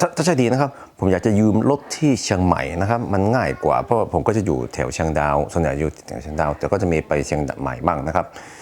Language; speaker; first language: Thai; non-native, fluent; Swedish